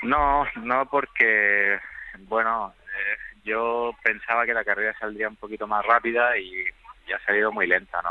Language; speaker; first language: Spanish; native; Spanish